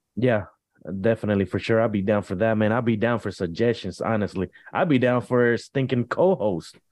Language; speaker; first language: English; early bilingual, other home language; Spanish